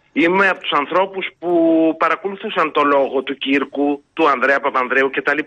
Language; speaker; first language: Greek; early bilingual, heritage; Greek